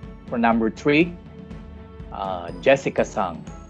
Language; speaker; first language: English; non-native, local second language; Filipino